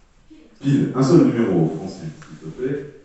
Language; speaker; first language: French; native; French